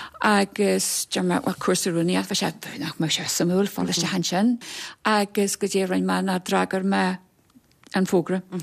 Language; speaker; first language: Irish; native; Irish